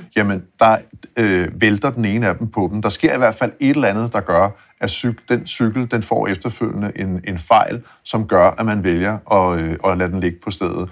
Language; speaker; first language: Danish; native; Danish